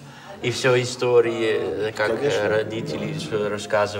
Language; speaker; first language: Russian; non-native, fluent; Dutch